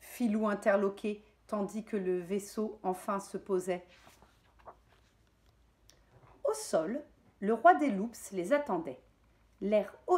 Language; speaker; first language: French; native; French